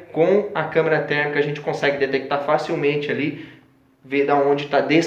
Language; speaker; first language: Portuguese; native; Portuguese